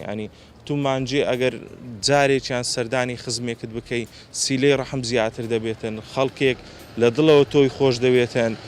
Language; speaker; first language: Central Kurdish; native; Central Kurdish